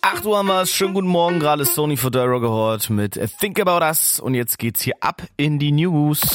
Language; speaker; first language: German; native; German